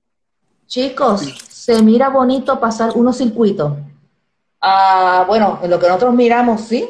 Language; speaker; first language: Spanish; native; Spanish